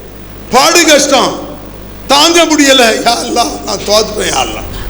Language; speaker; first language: Tamil; native; Tamil